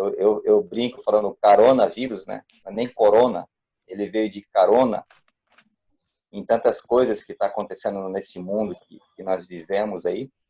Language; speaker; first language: Portuguese; native; Portuguese